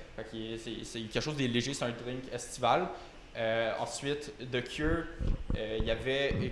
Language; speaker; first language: French; native; French